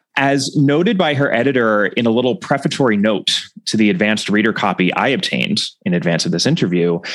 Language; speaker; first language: English; native; English